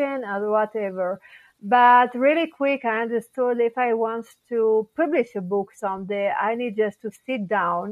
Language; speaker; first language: English; non-native, fluent; French